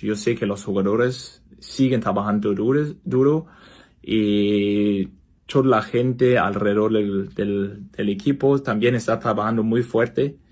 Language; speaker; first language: Spanish; non-native, fluent; Danish